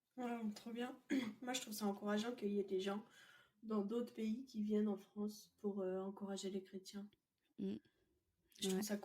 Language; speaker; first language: French; native; French